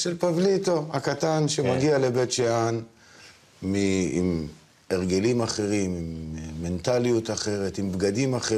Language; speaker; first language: Hebrew; native; Hebrew